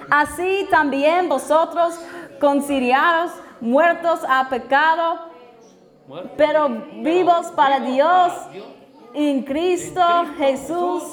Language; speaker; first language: Spanish; non-native, learner; English